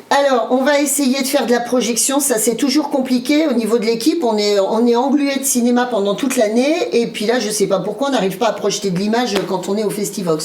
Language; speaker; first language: French; native; French